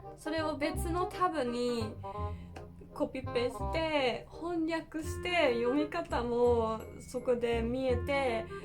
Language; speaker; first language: Japanese; non-native, fluent; German